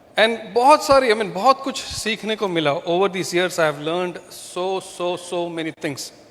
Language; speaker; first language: Hindi; non-native, local second language; Malayalam